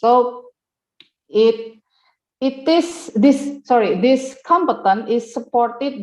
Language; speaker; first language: English; non-native, fluent; Indonesian